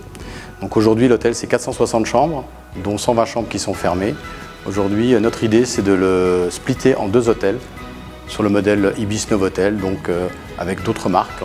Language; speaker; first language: French; early bilingual, other home language; Arabic